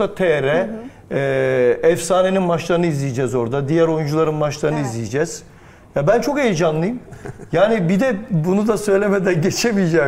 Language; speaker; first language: Turkish; native; Turkish